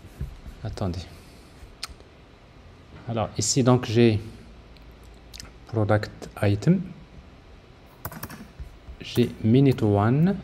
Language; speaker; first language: French; non-native, local second language; Arabic